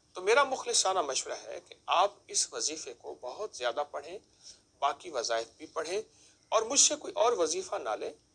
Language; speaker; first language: Urdu; native; Urdu